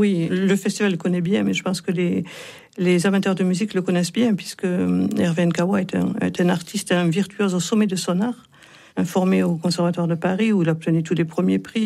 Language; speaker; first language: French; native; French